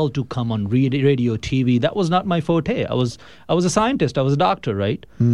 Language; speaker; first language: English; non-native, local second language; Urdu